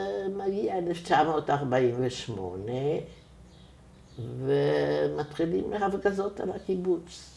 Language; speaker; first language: Hebrew; non-native, fluent; German